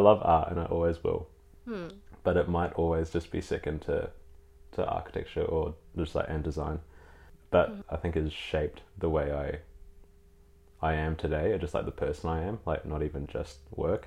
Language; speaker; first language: English; native; English